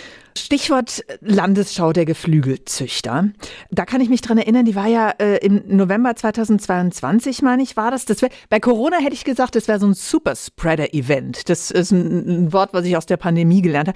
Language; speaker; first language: German; native; German